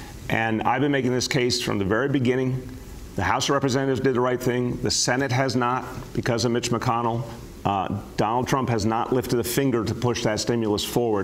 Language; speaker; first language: English; native; English